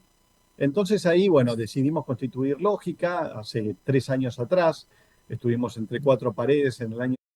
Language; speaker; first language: Spanish; native; Spanish